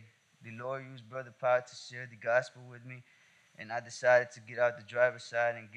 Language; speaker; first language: English; native; English